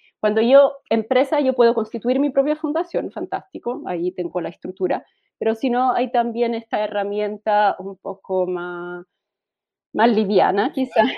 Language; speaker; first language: Spanish; non-native, fluent; Italian